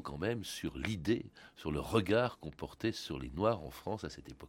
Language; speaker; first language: French; native; French